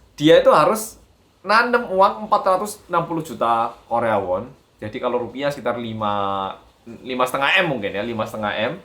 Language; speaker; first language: Indonesian; early bilingual, other home language; Korean